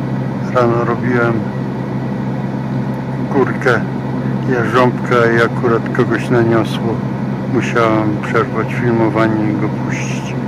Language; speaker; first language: Polish; native; Polish